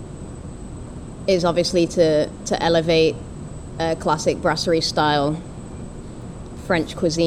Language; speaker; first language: English; native; English